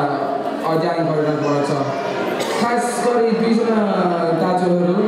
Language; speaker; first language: Nepali; non-native, fluent; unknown